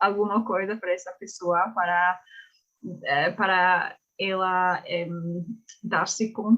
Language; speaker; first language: Portuguese; non-native, learner; English